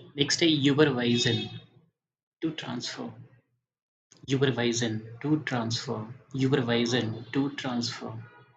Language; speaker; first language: Hindi; native; Hindi